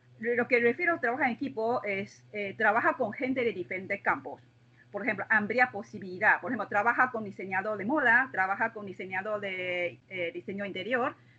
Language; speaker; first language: Spanish; non-native, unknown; Chinese